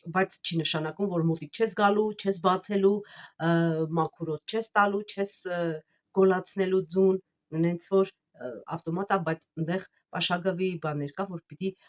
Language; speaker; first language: Armenian; native; Armenian